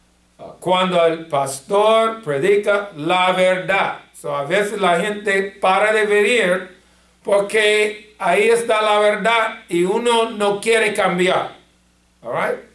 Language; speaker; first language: Spanish; non-native, fluent; English